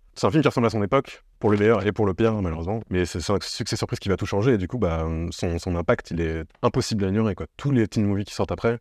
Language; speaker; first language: French; native; French